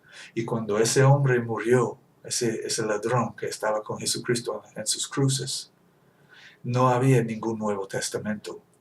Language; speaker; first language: Spanish; non-native, fluent; English